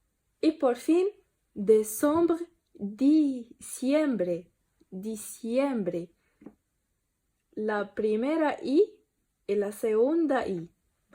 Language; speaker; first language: Spanish; non-native, learner; Arabic